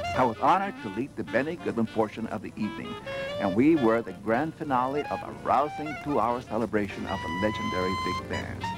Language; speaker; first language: English; native; English